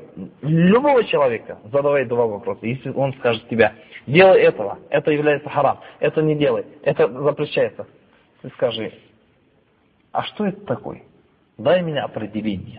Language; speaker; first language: Russian; non-native, fluent; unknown